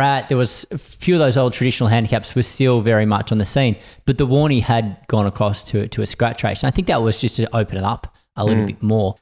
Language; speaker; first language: English; native; English